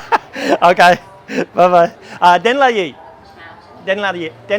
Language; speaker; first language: Vietnamese; non-native, learner; English